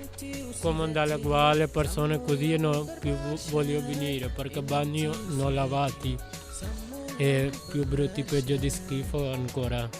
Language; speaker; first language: Italian; non-native, learner; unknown